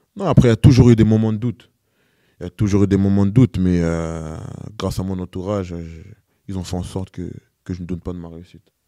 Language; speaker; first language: French; native; French